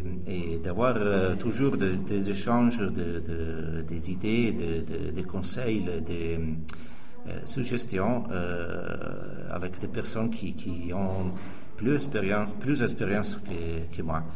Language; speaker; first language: French; non-native, fluent; Italian